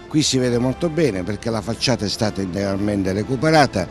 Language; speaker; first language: Italian; native; Italian